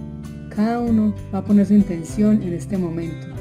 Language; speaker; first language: Spanish; native; Spanish